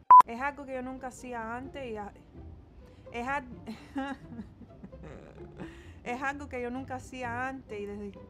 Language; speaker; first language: Spanish; early bilingual, heritage; Spanish